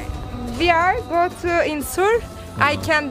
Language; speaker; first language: English; non-native, learner; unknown